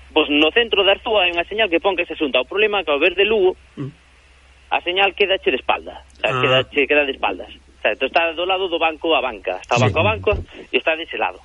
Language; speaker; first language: Galician; early bilingual, heritage; Galician